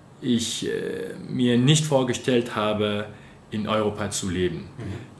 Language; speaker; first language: German; non-native, fluent; French